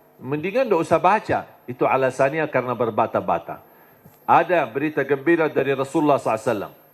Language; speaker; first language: Indonesian; non-native, fluent; Arabic